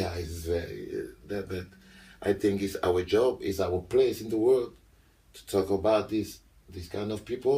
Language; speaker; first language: English; non-native, local second language; French